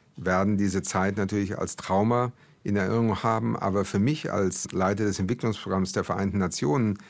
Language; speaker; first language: German; early bilingual, other home language; Portuguese